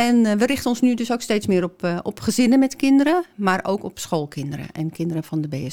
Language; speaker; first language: Dutch; native; Dutch